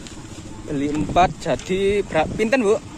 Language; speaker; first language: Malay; non-native, local second language; Javanese